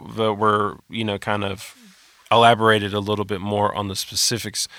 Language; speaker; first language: English; native; English